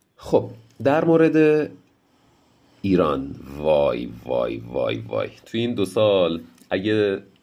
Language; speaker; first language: Persian; native; Persian